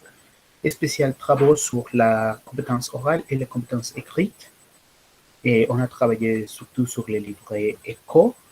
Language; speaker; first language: French; non-native, learner; Spanish